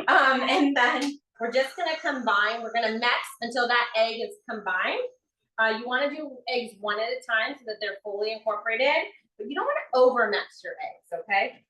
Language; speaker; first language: English; native; English